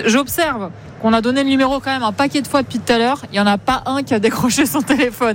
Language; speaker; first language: French; native; French